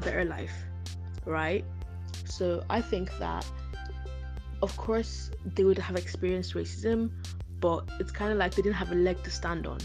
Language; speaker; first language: English; native; English